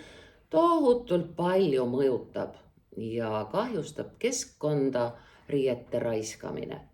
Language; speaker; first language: Estonian; native; Estonian